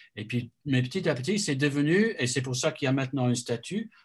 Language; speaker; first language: French; non-native, fluent; English